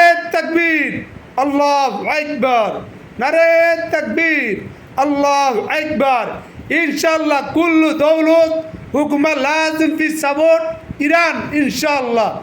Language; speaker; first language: Arabic; non-native, learner; Bangla